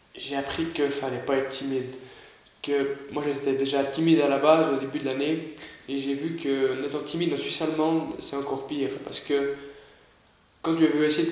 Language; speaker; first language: French; native; French